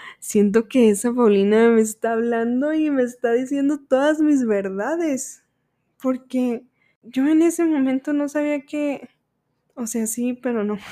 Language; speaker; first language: Spanish; early bilingual, heritage; Spanish